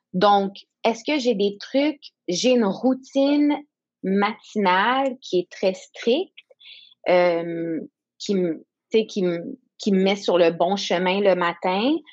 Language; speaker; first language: French; non-native, local second language; English